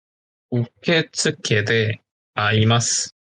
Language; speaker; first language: Japanese; non-native, learner; Korean